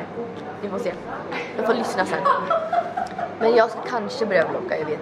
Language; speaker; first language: Swedish; early bilingual, other home language; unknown